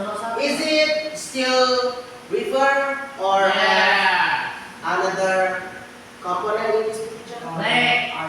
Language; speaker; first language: English; non-native, learner; Indonesian